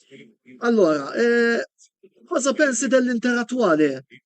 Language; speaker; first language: Italian; non-native, fluent; Maltese